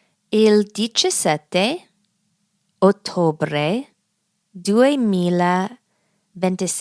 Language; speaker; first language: Italian; non-native, learner; English